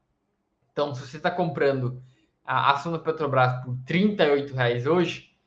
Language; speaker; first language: Portuguese; native; Portuguese